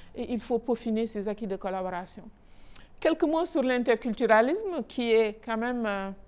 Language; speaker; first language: French; non-native, local second language; Wolof